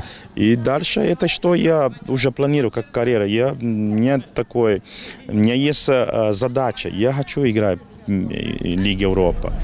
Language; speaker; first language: Russian; non-native, learner; Portuguese